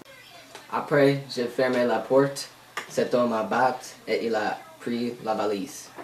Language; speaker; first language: French; non-native, learner; English